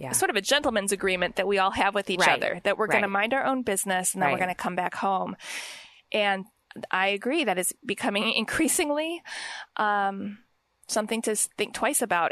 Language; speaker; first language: English; native; English